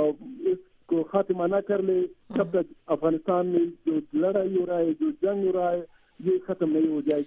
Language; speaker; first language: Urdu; non-native, learner; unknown